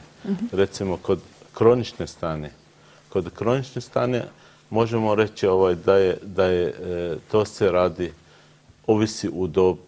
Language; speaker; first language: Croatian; non-native, learner; Arabic